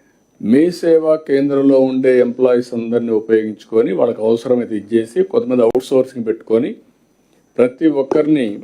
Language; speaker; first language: Telugu; native; Telugu